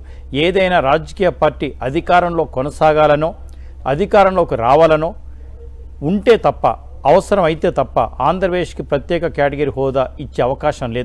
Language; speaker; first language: Telugu; native; Telugu